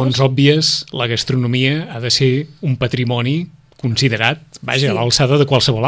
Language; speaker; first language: Catalan; native; Catalan